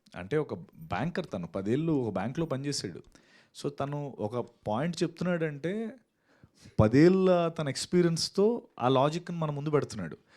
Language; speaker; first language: Telugu; native; Telugu